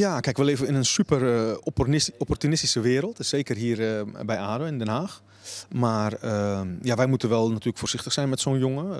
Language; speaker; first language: Dutch; native; Dutch